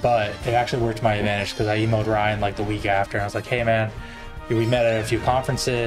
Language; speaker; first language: English; native; English